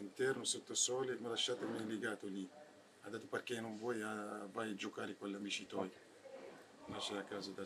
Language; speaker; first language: Italian; non-native, learner; Arabic